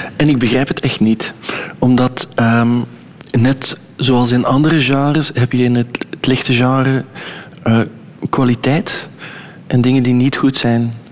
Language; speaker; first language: Dutch; native; Dutch